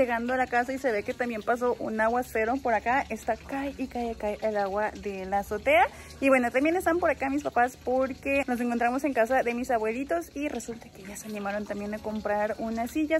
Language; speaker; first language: Spanish; native; Spanish